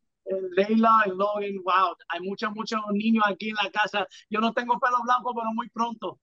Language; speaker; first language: Spanish; early bilingual, heritage; English